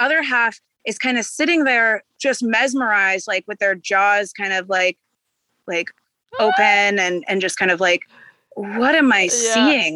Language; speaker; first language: English; native; English